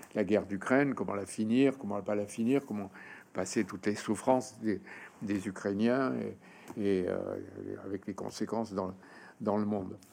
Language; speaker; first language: French; native; French